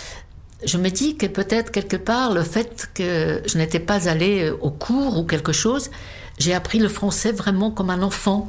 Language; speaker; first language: French; non-native, fluent; Czech